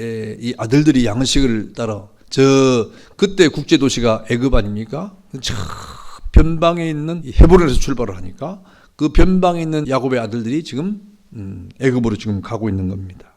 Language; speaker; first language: Korean; native; Korean